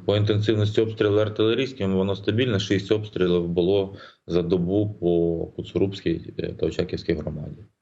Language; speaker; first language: Ukrainian; native; Ukrainian